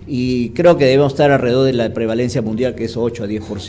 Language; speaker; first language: Spanish; native; Spanish